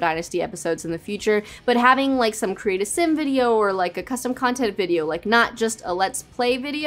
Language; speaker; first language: English; native; English